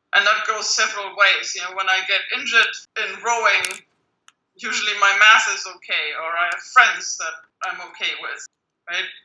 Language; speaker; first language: English; non-native, fluent; German